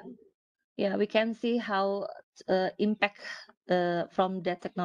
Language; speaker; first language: English; non-native, learner; Indonesian